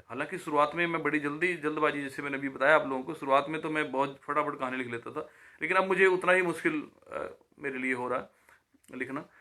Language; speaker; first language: Hindi; native; Hindi